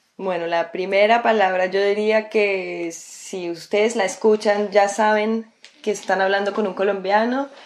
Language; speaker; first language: Spanish; native; Spanish